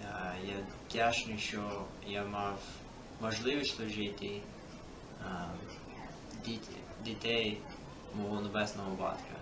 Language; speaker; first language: Ukrainian; non-native, fluent; English